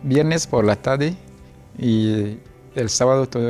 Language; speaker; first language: Spanish; non-native, learner; Ewe